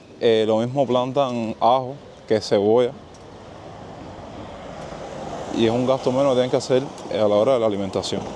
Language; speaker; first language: Spanish; native; Spanish